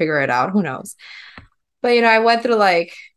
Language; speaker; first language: English; non-native, fluent; Spanish